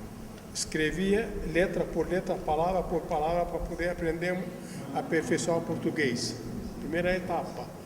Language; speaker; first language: Portuguese; non-native, fluent; Arabic